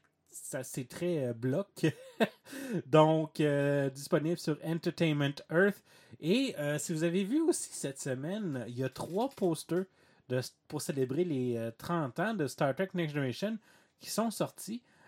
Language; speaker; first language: French; native; French